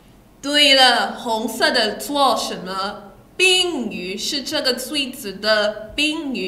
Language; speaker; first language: Chinese; non-native, fluent; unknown